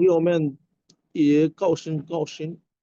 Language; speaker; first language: Chinese; non-native, learner; Bangla